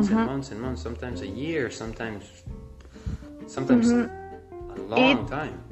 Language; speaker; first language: English; non-native, fluent; Spanish